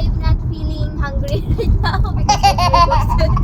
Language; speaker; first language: English; non-native, local second language; Waray